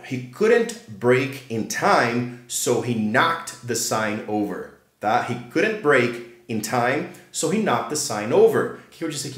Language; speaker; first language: English; non-native, fluent; Portuguese